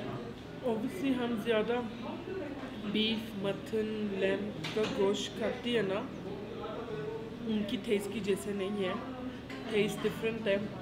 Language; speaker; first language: Hindi; non-native, fluent; Turkish